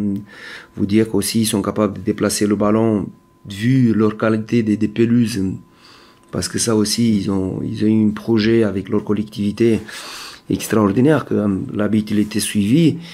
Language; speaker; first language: French; native; French